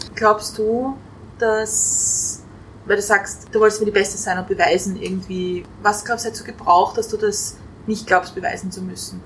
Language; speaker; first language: German; native; German